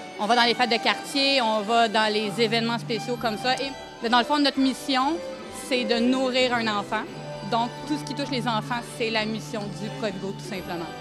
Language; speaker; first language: French; native; French